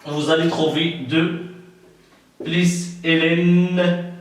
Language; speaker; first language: French; non-native, local second language; Arabic